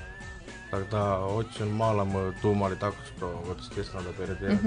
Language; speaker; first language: Russian; non-native, learner; Estonian